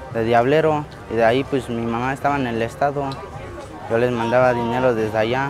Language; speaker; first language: Spanish; early bilingual, other home language; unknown